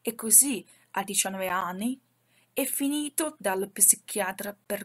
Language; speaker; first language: Italian; non-native, fluent; Chinese